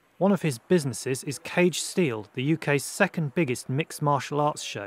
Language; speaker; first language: English; native; English